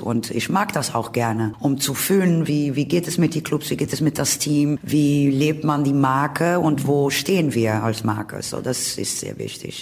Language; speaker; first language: German; non-native, learner; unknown